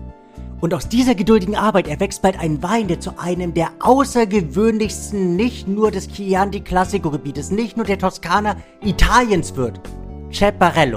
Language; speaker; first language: German; native; German